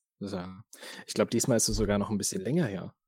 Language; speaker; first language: German; native; German